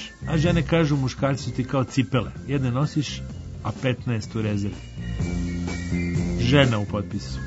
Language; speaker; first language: Croatian; native; Croatian